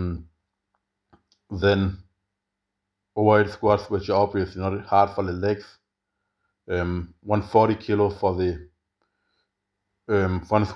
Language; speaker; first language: English; non-native, fluent; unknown